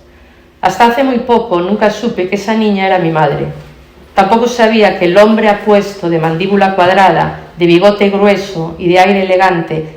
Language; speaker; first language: Spanish; native; Spanish